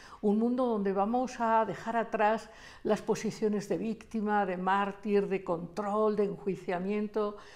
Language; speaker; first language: Spanish; native; Spanish